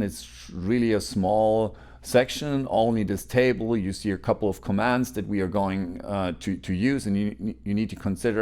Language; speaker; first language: English; non-native, fluent; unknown